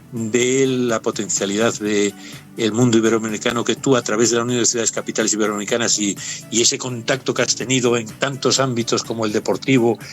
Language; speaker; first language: Spanish; native; Spanish